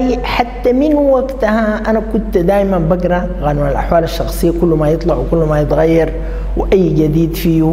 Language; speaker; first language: Arabic; native; Arabic